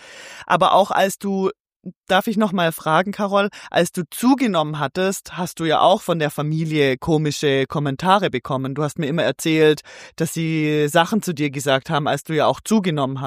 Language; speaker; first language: German; native; German